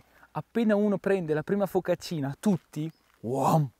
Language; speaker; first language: Italian; native; Italian